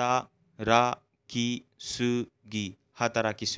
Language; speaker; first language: Japanese; non-native, fluent; Hindi